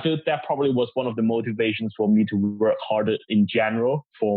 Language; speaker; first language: English; non-native, local second language; Cantonese